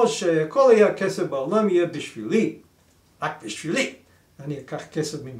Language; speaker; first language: Hebrew; non-native, fluent; English